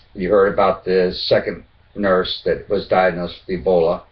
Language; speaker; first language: English; native; English